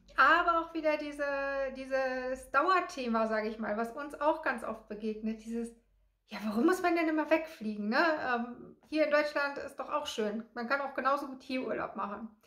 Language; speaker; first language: German; native; German